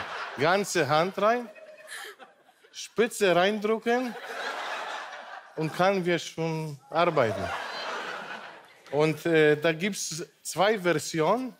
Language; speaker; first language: German; non-native, local second language; Polish